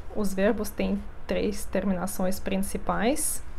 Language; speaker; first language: Portuguese; non-native, fluent; Russian